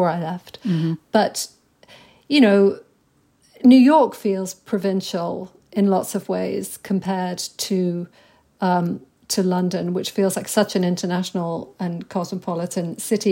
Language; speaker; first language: English; native; English